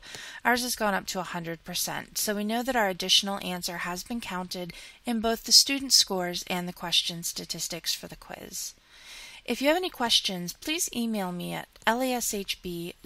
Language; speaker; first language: English; native; English